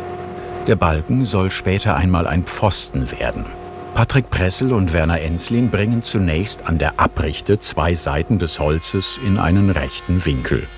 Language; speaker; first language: German; native; German